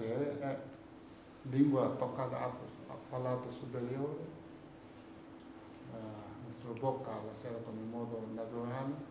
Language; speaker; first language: Italian; non-native, learner; Tibetan